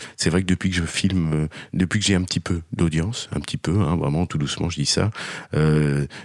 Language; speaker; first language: French; native; French